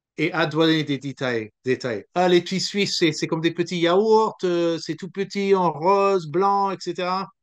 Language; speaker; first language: French; non-native, local second language; English